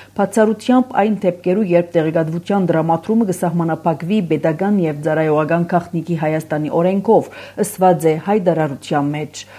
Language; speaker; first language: Armenian; early bilingual, heritage; Armenian